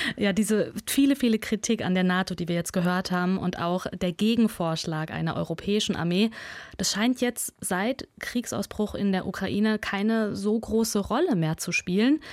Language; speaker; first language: German; early bilingual, other home language; Russian